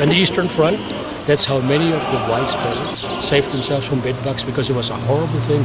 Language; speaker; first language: English; non-native, fluent; German